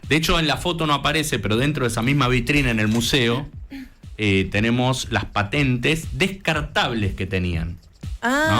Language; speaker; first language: Spanish; native; Spanish